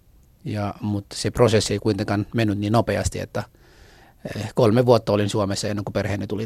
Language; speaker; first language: Finnish; non-native, fluent; Somali